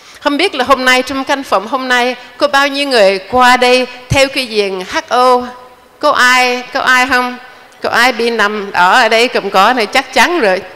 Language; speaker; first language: Vietnamese; non-native, fluent; English